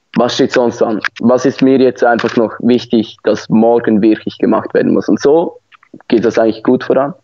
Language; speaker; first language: German; native; German